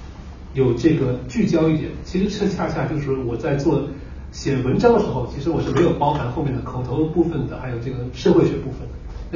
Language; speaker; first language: Chinese; native; Chinese